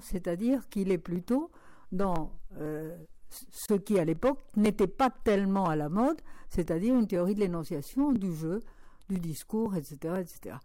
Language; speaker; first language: French; non-native, fluent; Spanish